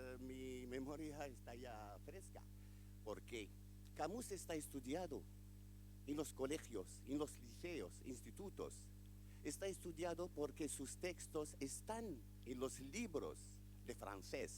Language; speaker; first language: Spanish; non-native, fluent; Arabic